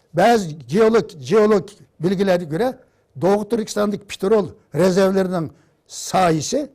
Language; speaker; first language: Turkish; non-native, fluent; Uyghur